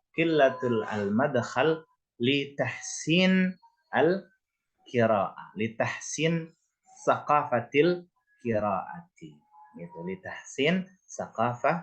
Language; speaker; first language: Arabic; non-native, fluent; Indonesian